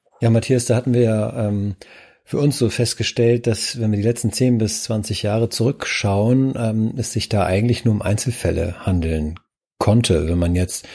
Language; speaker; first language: German; native; German